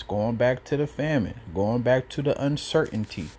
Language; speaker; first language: English; native; English